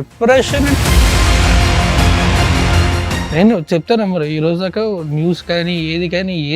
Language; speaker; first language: Telugu; native; Telugu